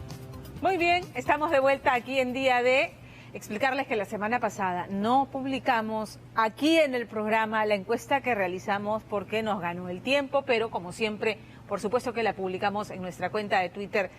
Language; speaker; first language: Spanish; native; Spanish